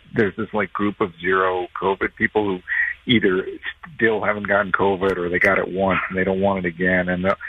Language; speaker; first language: English; native; English